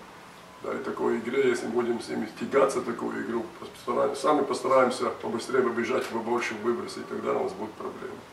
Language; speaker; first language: Russian; non-native, fluent; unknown